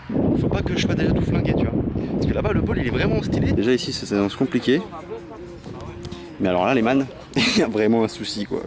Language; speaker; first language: French; native; French